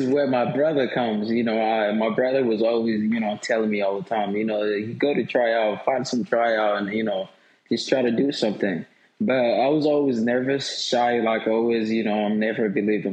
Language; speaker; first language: English; non-native, local second language; Swahili